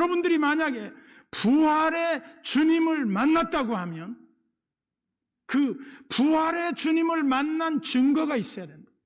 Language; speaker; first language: Korean; native; Korean